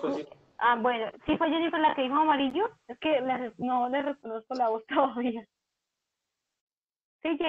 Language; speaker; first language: Spanish; native; Spanish